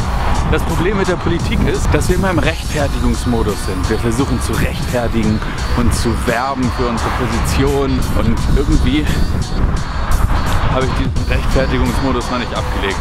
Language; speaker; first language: German; native; German